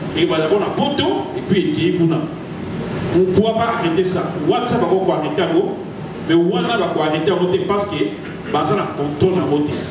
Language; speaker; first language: French; non-native, local second language; Lingala